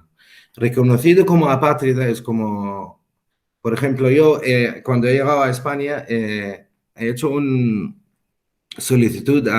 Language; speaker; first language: Spanish; non-native, fluent; Arabic